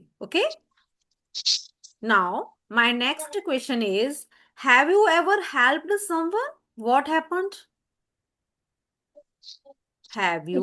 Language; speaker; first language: English; non-native, learner; Hindi